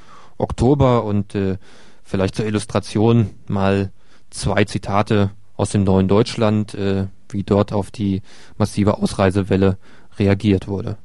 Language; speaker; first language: German; native; German